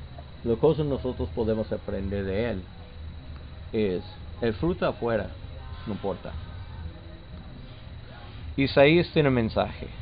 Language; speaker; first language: Spanish; non-native, learner; English